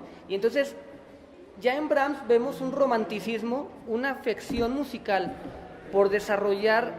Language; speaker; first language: Spanish; native; Spanish